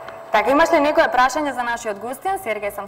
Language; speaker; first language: Macedonian; native; Macedonian